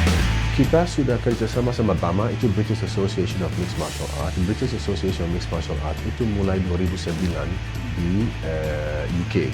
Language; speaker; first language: Indonesian; non-native, fluent; English